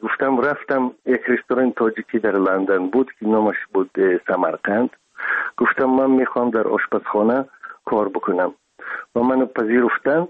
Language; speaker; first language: Persian; non-native, local second language; Russian